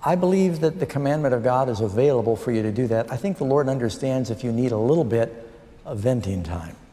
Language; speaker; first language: English; native; English